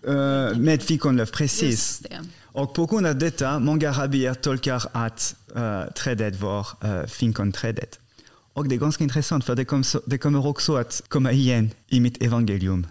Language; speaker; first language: Swedish; non-native, fluent; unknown